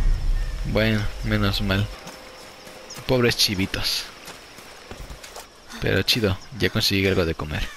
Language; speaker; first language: Spanish; native; Spanish